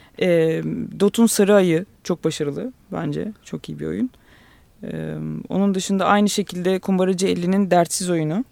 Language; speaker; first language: Turkish; native; Turkish